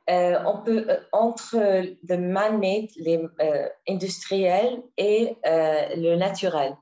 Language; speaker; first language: French; non-native, learner; Arabic